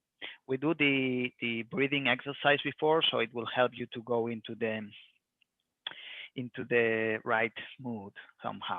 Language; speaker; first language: English; non-native, fluent; Spanish